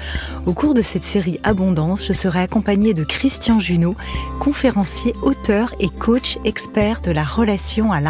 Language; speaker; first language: French; native; French